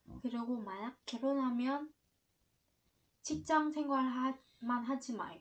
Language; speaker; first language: Korean; non-native, learner; Vietnamese